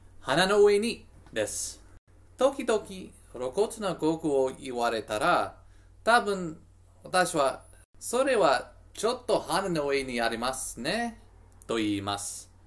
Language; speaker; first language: Japanese; non-native, learner; English